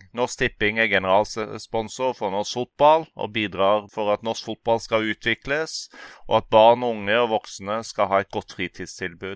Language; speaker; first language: Norwegian; native; Norwegian